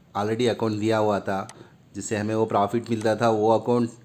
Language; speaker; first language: Hindi; non-native, local second language; Urdu